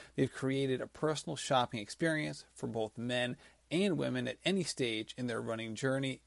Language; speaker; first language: English; native; English